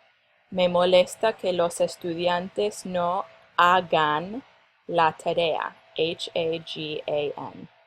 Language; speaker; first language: Spanish; non-native, fluent; English